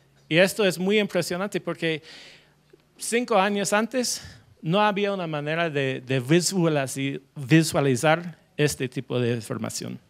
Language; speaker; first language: Spanish; non-native, fluent; English